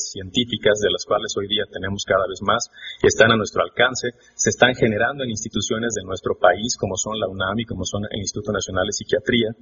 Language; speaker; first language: Spanish; native; Spanish